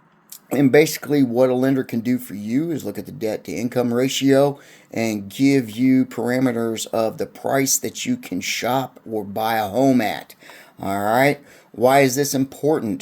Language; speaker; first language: English; native; English